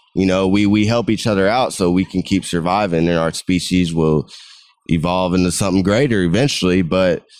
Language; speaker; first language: English; native; English